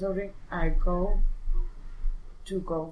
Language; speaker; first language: English; non-native, learner; Spanish